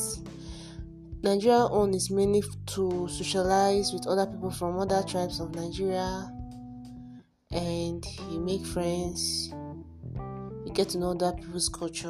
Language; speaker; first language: English; non-native, local second language; Igbo